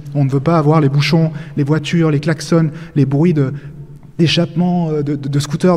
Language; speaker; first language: French; native; French